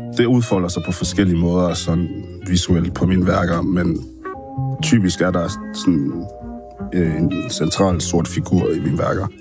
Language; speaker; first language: Danish; early bilingual, other home language; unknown